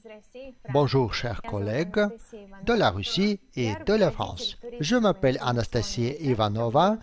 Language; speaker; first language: French; non-native, fluent; Russian